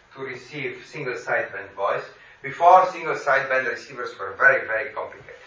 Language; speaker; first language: English; non-native, fluent; Slovenian